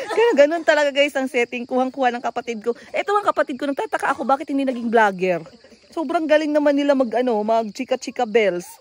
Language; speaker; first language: Filipino; non-native, local second language; Hiligaynon